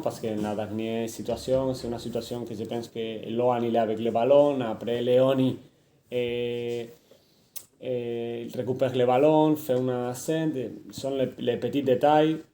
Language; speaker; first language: French; non-native, fluent; Spanish